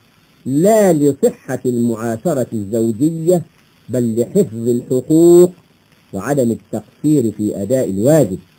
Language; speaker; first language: Arabic; native; Arabic